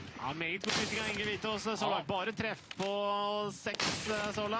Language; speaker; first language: Norwegian; native; Norwegian